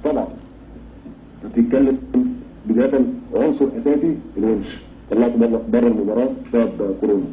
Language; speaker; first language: Arabic; native; Arabic